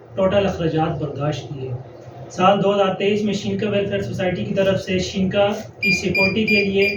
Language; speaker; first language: Urdu; non-native, local second language; Punjabi